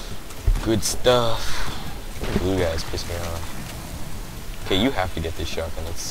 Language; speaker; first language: English; native; English